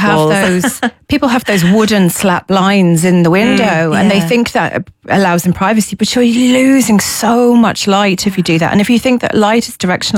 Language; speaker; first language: English; native; English